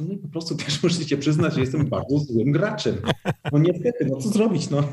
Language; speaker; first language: Polish; early bilingual, heritage; Polish